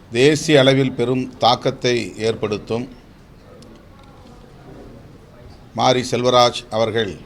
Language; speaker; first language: Tamil; native; Tamil